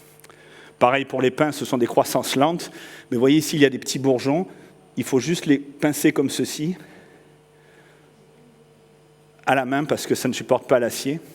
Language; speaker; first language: French; native; French